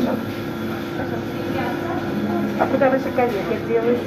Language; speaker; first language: Russian; native; Russian